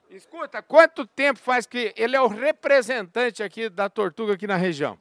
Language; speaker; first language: Portuguese; native; Portuguese